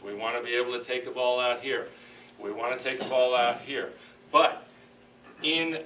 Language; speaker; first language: English; native; English